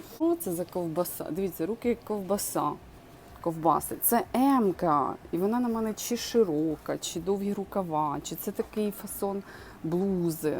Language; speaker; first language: Ukrainian; non-native, local second language; Russian